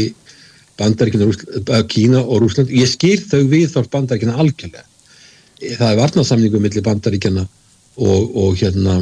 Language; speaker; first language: Icelandic; native; Icelandic